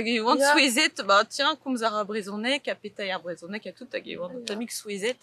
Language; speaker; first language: French; native; French